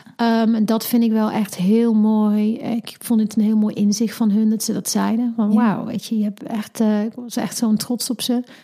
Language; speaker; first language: Dutch; non-native, fluent; English